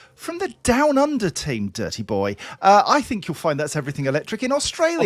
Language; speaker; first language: English; native; English